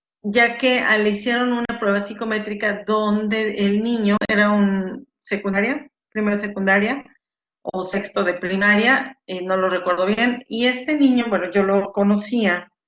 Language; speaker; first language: Spanish; native; Spanish